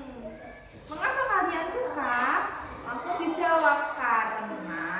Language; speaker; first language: Indonesian; native; Indonesian